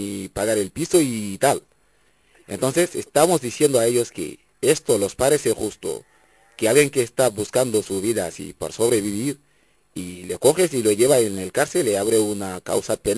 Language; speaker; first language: Spanish; non-native, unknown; Wolof